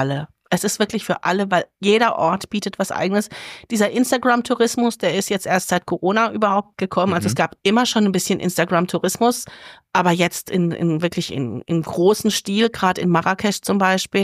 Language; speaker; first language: German; native; German